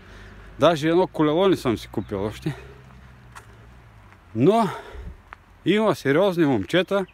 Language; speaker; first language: Bulgarian; native; Bulgarian